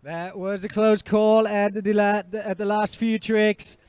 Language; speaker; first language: English; non-native, fluent; German